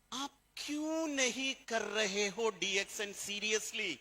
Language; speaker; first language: Hindi; non-native, fluent; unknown